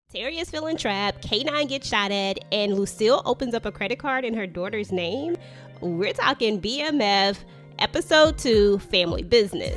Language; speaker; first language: English; native; English